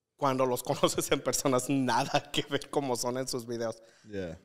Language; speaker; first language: Spanish; native; Spanish